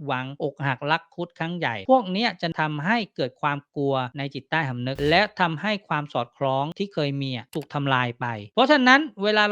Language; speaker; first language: Thai; native; Thai